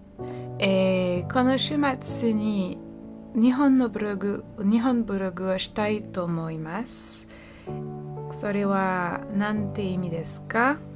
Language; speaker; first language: Japanese; non-native, learner; French